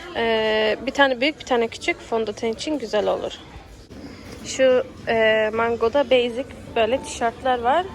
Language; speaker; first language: Turkish; early bilingual, heritage; Turkish